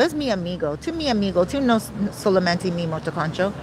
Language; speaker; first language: Spanish; non-native, learner; English